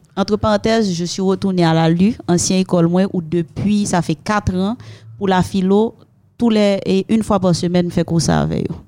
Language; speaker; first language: French; non-native, local second language; Haitian Creole